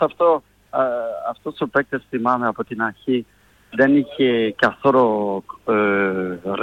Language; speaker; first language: Greek; non-native, fluent; French